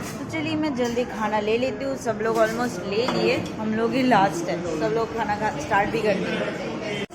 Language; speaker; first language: Hindi; non-native, local second language; Bangla